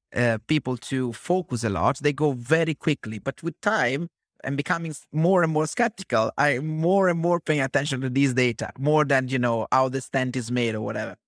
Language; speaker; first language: English; non-native, fluent; Italian